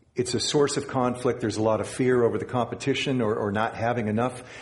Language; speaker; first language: English; native; English